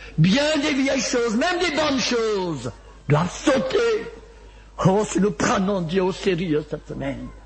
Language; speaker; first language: French; non-native, fluent; Welsh